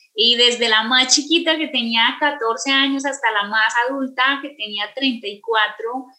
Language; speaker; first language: Spanish; native; Spanish